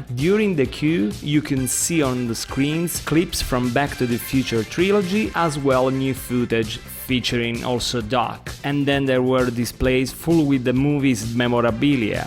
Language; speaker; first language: English; non-native, fluent; Italian